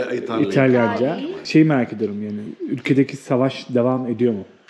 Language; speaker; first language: Turkish; native; Turkish